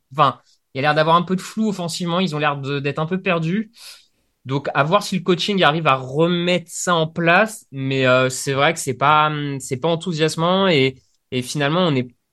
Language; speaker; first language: French; native; French